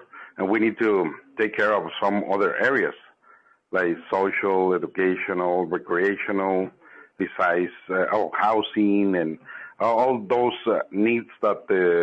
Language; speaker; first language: English; non-native, fluent; Spanish